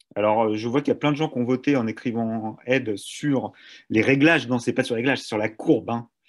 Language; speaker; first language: French; native; French